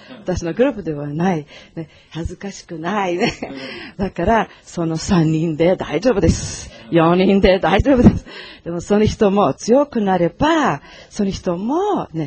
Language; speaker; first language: Japanese; non-native, learner; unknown